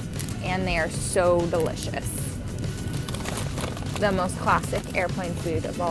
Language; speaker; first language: English; native; English